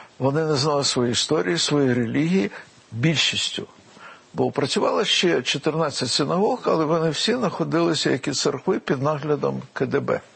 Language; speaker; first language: Ukrainian; non-native, local second language; Russian